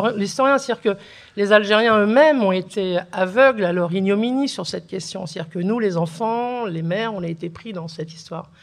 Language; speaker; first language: French; early bilingual, other home language; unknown